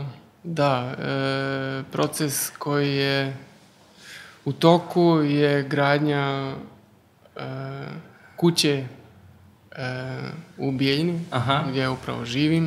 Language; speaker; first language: Serbian; early bilingual, heritage; Serbian